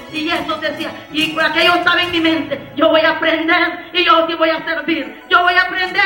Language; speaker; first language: Spanish; native; Spanish